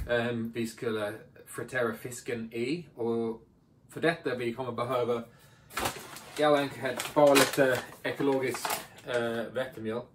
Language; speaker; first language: Swedish; non-native, fluent; English